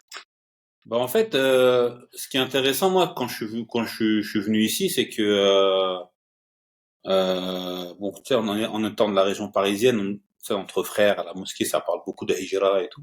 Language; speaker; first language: French; early bilingual, other home language; Turkish